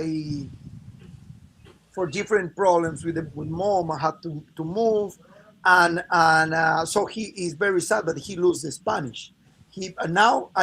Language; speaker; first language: English; non-native, fluent; Spanish